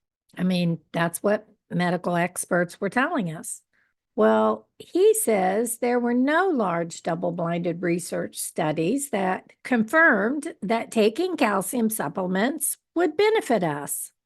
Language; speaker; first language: English; native; English